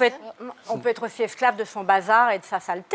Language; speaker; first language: French; native; French